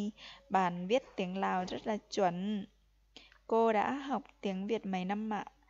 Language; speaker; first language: Vietnamese; non-native, fluent; Lao